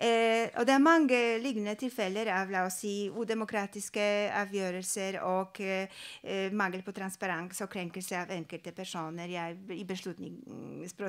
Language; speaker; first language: Norwegian; non-native, fluent; Polish